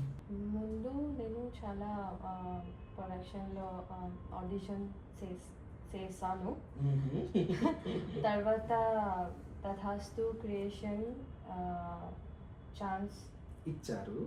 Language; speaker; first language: Telugu; non-native, learner; Hindi